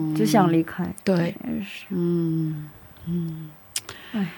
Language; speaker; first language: Chinese; native; Chinese